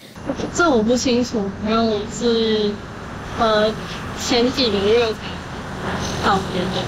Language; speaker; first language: Chinese; native; Chinese